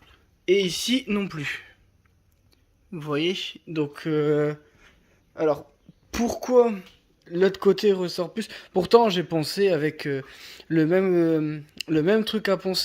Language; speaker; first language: French; native; French